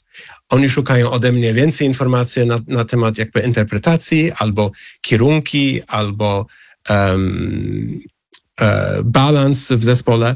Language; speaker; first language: Polish; non-native, fluent; English